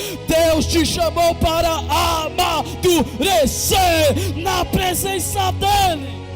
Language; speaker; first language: Portuguese; native; Portuguese